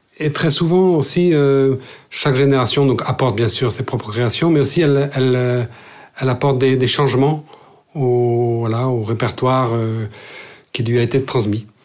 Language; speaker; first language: French; non-native, local second language; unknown